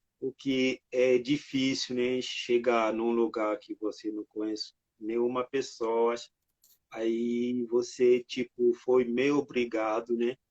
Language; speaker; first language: Portuguese; non-native, fluent; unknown